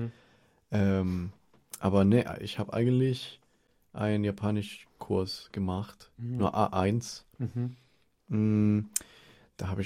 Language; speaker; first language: German; non-native, fluent; Spanish